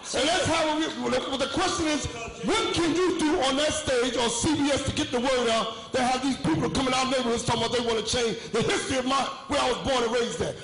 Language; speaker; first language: English; native; English